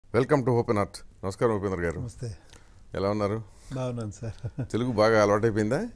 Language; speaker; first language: Telugu; native; Telugu